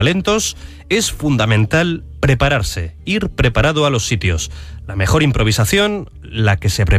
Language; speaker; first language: Spanish; native; Spanish